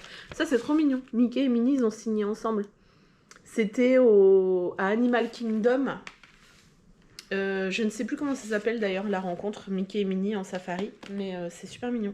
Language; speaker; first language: French; native; French